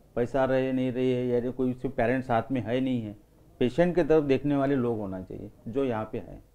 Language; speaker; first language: Hindi; non-native, local second language; Marathi